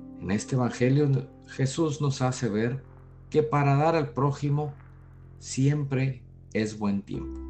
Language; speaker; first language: Spanish; native; Spanish